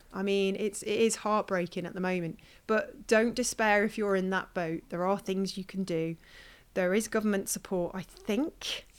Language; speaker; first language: English; native; English